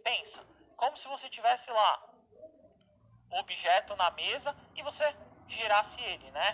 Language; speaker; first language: Portuguese; native; Portuguese